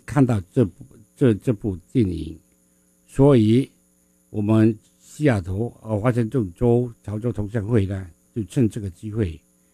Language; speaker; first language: Chinese; non-native, fluent; Min Nan Chinese